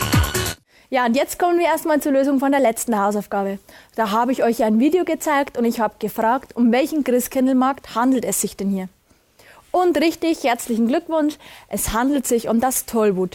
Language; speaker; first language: German; native; German